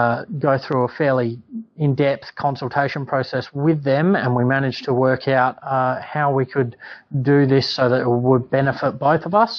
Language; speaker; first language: English; native; English